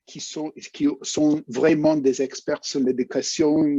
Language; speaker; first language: French; non-native, fluent; English